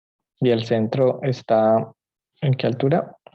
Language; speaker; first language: Spanish; native; Spanish